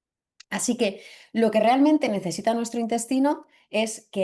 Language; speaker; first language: Spanish; native; Spanish